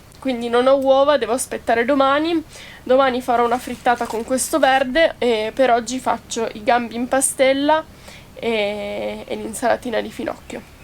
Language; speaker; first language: Italian; non-native, fluent; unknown